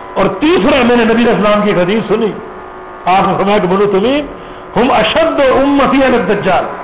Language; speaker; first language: Urdu; native; Urdu